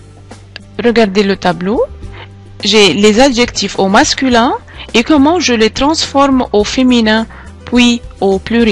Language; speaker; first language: French; non-native, fluent; Arabic